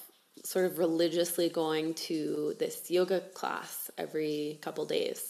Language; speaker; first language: English; native; English